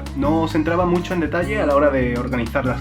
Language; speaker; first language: Spanish; native; Spanish